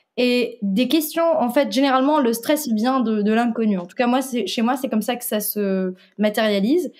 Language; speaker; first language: French; non-native, local second language; Arabic